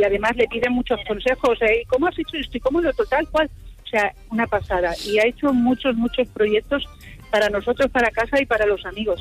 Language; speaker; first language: Spanish; native; Spanish